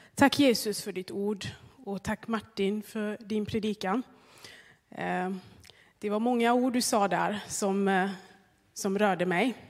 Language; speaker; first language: Swedish; non-native, fluent; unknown